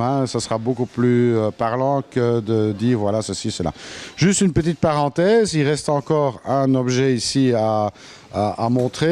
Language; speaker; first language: French; native; French